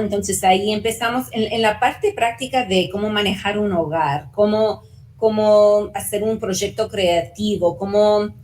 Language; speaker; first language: Spanish; early bilingual, heritage; Spanish